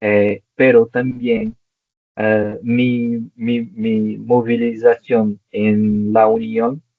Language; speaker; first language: Spanish; non-native, local second language; Portuguese